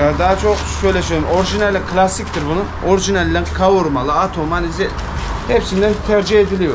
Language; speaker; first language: Turkish; native; Turkish